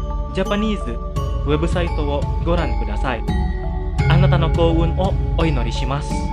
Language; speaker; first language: Japanese; non-native, fluent; Indonesian